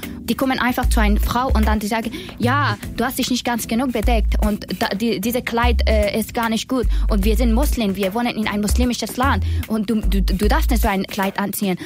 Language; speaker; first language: German; non-native, learner; Persian